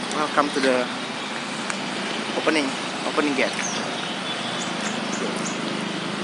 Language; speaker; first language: English; non-native, learner; Indonesian